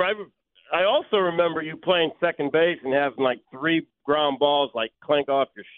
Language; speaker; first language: English; native; English